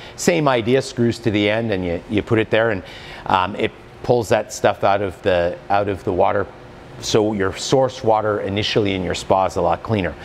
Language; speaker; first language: English; native; English